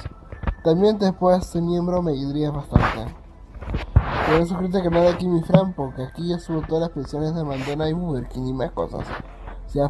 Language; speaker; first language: Spanish; native; Spanish